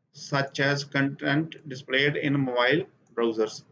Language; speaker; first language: English; non-native, local second language; Punjabi